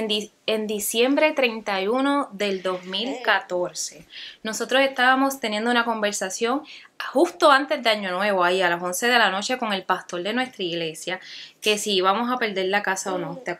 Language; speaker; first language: Spanish; native; Spanish